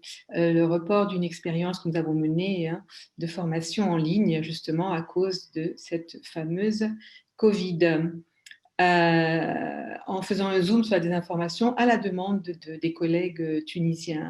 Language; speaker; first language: French; native; French